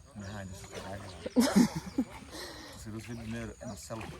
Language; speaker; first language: German; early bilingual, other home language; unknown